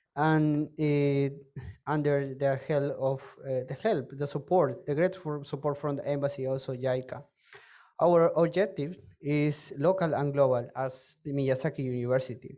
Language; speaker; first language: English; non-native, fluent; Spanish